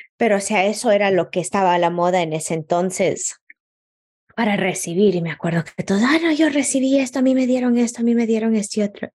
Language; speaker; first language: Spanish; early bilingual, heritage; Spanish